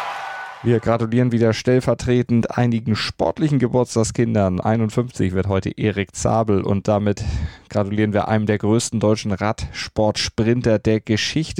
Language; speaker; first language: German; native; German